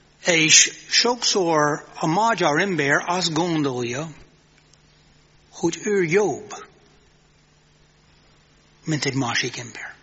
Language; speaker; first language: Hungarian; non-native, fluent; English